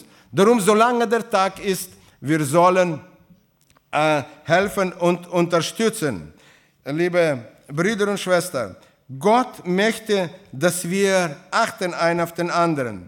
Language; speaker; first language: German; non-native, fluent; Russian